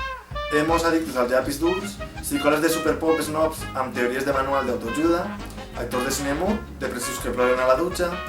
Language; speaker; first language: Catalan; native; Catalan